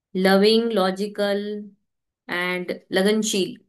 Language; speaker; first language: Hindi; non-native, local second language; Marathi